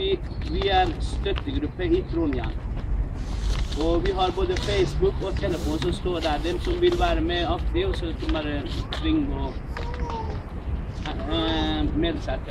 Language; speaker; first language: Norwegian; non-native, fluent; Persian